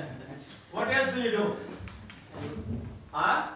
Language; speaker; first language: English; non-native, local second language; Urdu